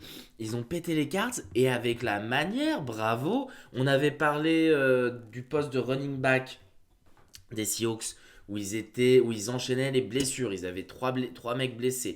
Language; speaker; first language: French; native; French